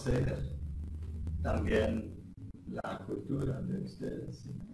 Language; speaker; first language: Spanish; non-native, learner; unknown